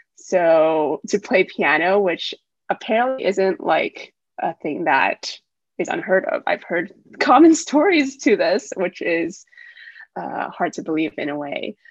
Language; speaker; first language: English; early bilingual, other home language; Wu Chinese